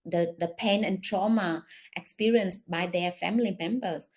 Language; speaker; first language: English; non-native, fluent; Vietnamese